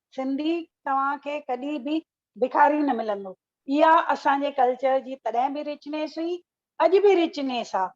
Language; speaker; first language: Sindhi; early bilingual, heritage; Sindhi